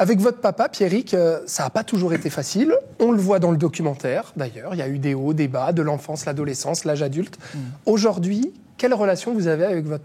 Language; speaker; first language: French; native; French